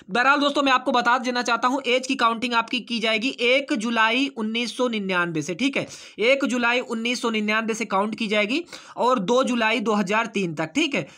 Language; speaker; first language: Hindi; native; Hindi